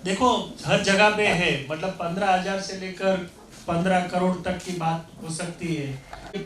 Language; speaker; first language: Hindi; non-native, local second language; Gujarati